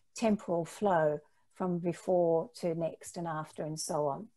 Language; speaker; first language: English; native; English